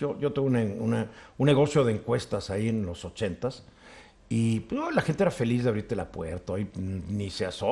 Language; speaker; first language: Spanish; native; Spanish